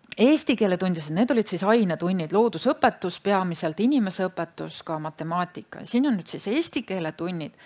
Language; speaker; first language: Estonian; native; Estonian